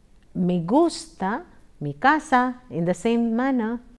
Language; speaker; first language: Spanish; non-native, fluent; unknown